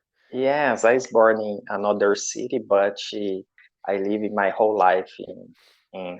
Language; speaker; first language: English; non-native, learner; Portuguese